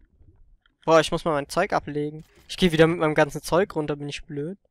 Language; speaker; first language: German; native; German